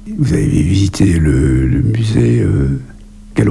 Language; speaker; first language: French; native; French